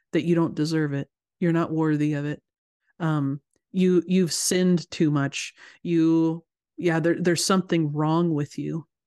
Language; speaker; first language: English; native; English